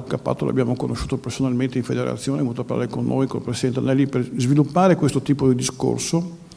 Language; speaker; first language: Italian; native; Italian